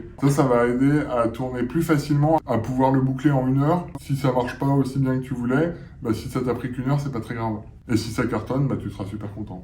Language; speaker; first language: French; native; French